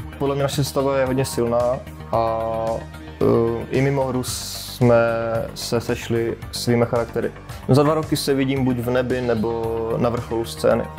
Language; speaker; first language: Czech; native; Czech